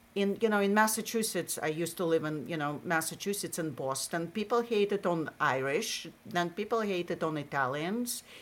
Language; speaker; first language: English; non-native, fluent; Russian